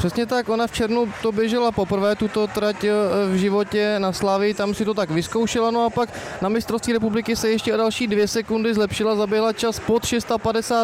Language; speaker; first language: Czech; native; Czech